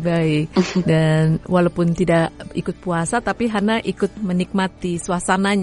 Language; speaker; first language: Indonesian; native; Indonesian